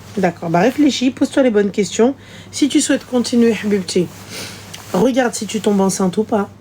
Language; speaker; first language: French; native; French